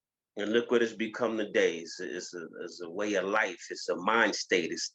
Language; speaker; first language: English; native; English